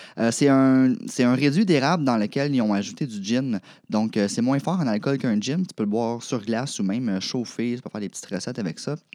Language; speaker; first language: French; native; French